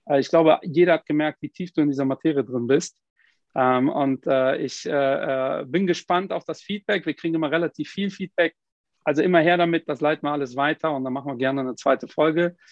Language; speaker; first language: German; early bilingual, other home language; Portuguese